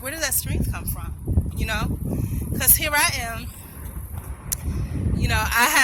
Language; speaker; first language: English; native; English